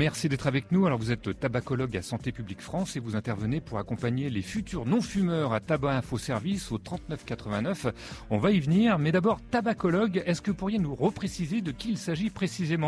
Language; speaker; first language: French; native; French